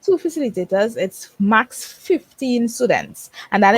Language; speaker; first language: English; native; English